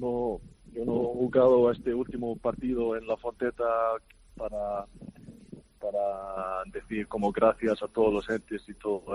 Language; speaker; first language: Spanish; non-native, fluent; Icelandic